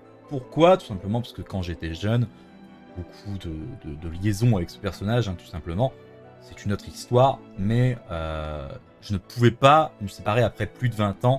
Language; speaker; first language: French; native; French